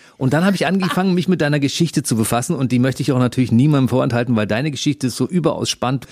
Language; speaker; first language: German; native; German